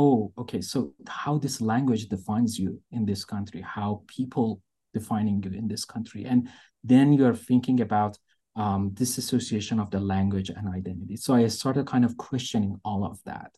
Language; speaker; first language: English; non-native, fluent; Persian